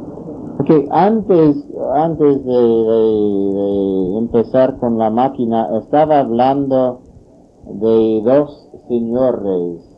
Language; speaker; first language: Spanish; non-native, fluent; English